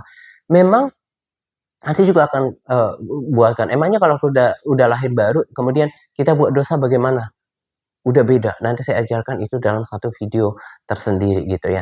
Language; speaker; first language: Indonesian; native; Indonesian